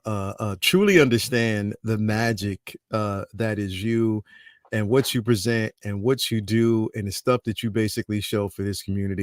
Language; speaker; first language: English; native; English